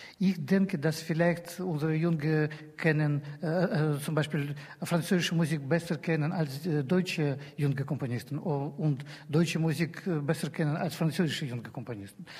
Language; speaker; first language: German; non-native, learner; Russian